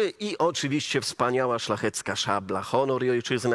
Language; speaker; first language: Polish; native; Polish